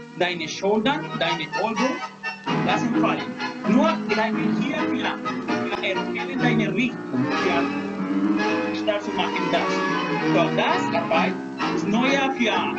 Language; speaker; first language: German; non-native, learner; Spanish